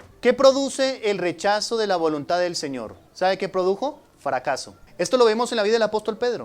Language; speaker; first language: Spanish; native; Spanish